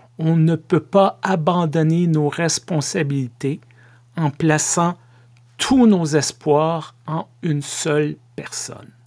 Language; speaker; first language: French; native; French